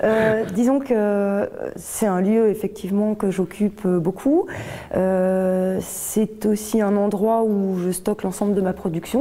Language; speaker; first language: French; native; French